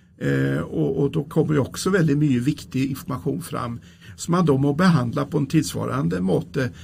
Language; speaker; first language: Swedish; native; Swedish